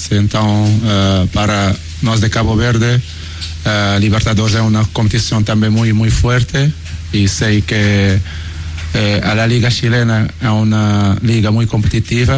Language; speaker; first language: Portuguese; non-native, local second language; Kabuverdianu